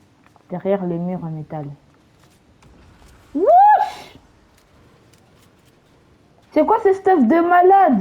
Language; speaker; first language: French; native; French